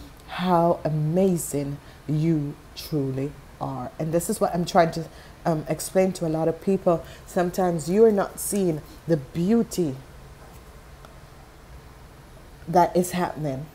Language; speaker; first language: English; non-native, fluent; Dutch